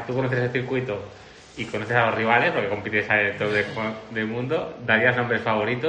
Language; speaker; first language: Spanish; native; Spanish